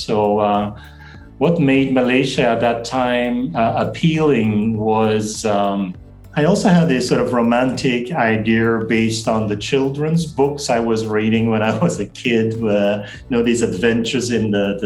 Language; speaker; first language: English; non-native, fluent; Dutch